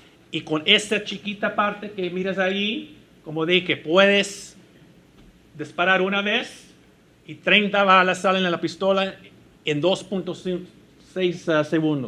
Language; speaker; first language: Spanish; early bilingual, heritage; Spanish